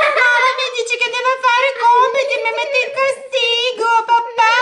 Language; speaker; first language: Italian; early bilingual, other home language; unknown